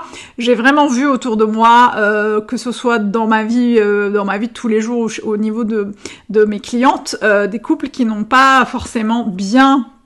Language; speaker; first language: French; native; French